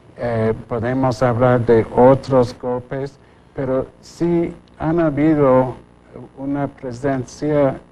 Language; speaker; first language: Spanish; non-native, fluent; English